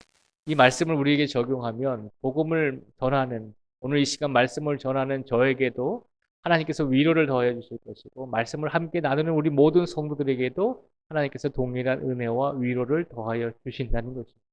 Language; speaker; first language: Korean; native; Korean